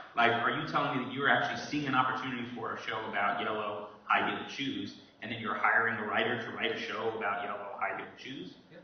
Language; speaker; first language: English; native; English